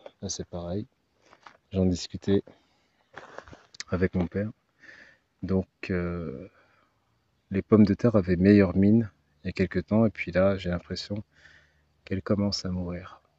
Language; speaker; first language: French; native; French